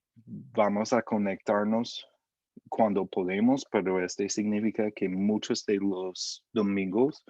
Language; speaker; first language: Spanish; non-native, fluent; English